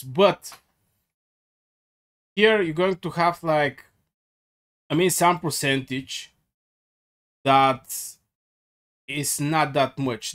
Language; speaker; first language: English; non-native, fluent; Bulgarian